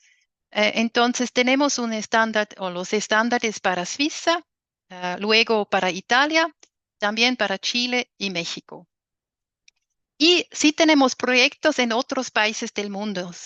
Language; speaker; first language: Spanish; non-native, fluent; German